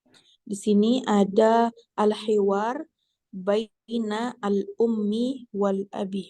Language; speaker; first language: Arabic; non-native, fluent; Indonesian